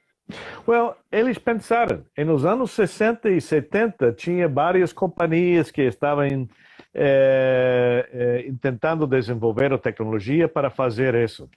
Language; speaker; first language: Portuguese; non-native, fluent; English